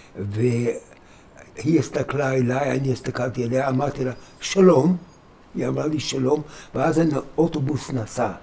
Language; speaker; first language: Hebrew; non-native, fluent; English